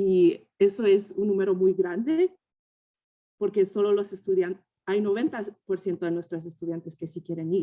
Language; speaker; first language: Spanish; early bilingual, heritage; Spanish